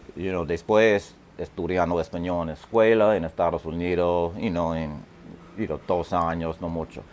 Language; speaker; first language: Spanish; non-native, learner; English